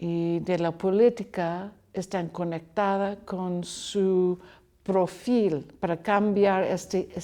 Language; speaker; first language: Spanish; non-native, learner; English